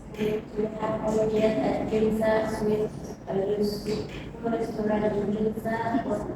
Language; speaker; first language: English; non-native, learner; Indonesian